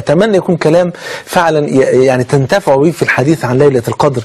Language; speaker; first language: Arabic; native; Arabic